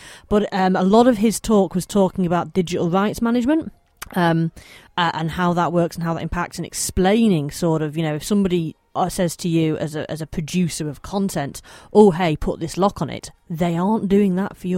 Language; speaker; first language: English; native; English